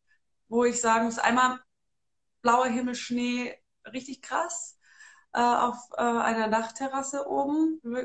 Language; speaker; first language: German; native; German